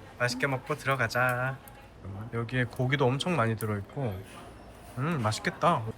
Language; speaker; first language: Korean; native; Korean